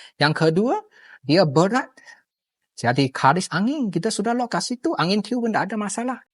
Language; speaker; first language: Malay; non-native, local second language; Chinese